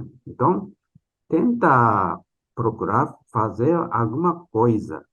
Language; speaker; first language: Portuguese; non-native, fluent; Japanese